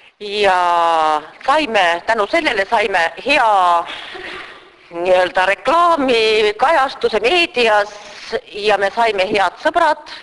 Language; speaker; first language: Estonian; native; Estonian